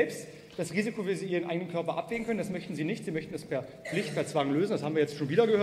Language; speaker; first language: German; native; German